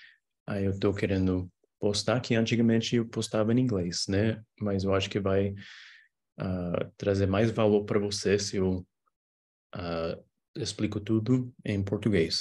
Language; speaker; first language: Portuguese; non-native, fluent; English